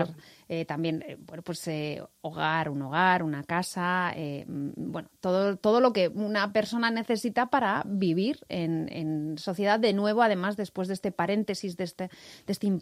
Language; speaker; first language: Spanish; native; Spanish